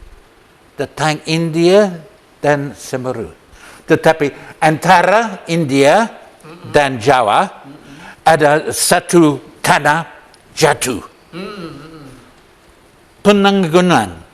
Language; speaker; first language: Indonesian; non-native, learner; English